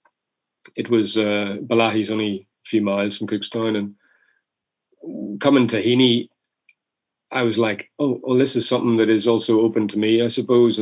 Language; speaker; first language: English; native; English